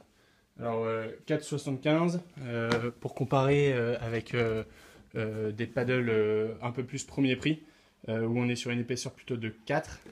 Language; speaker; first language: French; native; French